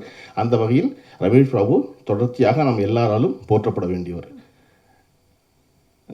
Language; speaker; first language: Tamil; native; Tamil